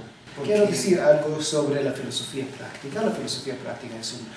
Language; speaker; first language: Spanish; non-native, fluent; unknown